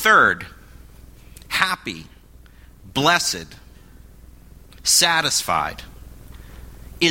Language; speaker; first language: English; native; English